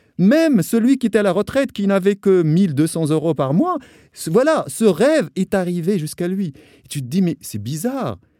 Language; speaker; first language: French; non-native, local second language; Arabic